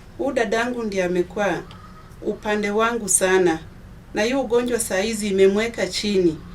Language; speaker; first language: Swahili; non-native, local second language; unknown